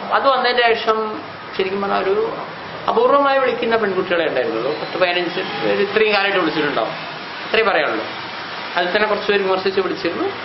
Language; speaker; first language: Malayalam; non-native, local second language; Hindi